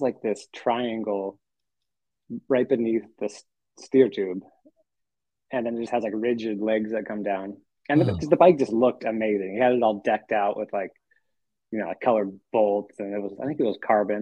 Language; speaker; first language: English; native; English